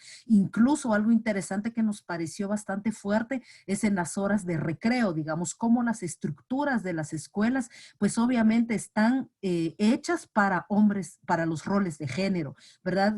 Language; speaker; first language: Spanish; native; Spanish